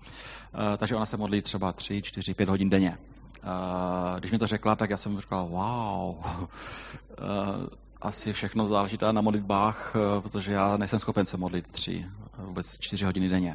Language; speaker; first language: Czech; native; Czech